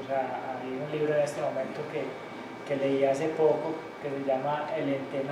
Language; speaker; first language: Spanish; native; Spanish